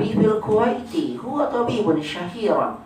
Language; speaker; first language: Arabic; non-native, fluent; Indonesian